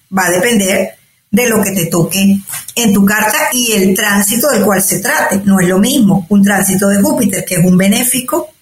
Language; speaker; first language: Spanish; native; Spanish